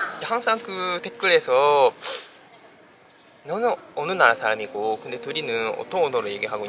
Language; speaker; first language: Korean; non-native, fluent; Japanese